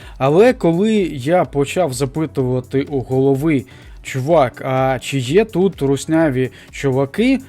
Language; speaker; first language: Ukrainian; non-native, local second language; Russian